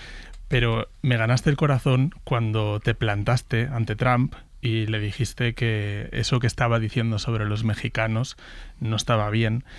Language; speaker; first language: Spanish; native; Spanish